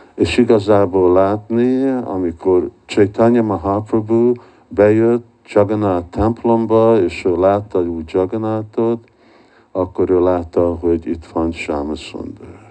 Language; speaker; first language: Hungarian; early bilingual, heritage; Hungarian